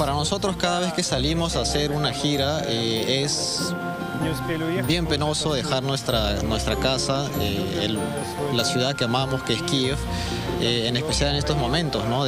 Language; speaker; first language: Spanish; non-native, fluent; Ukrainian